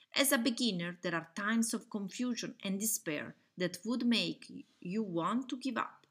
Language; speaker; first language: English; non-native, fluent; Italian